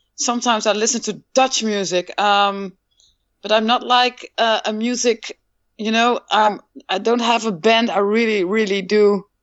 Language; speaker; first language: English; non-native, fluent; Dutch